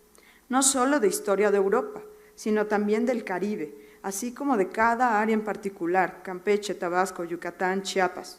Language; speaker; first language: Spanish; native; Spanish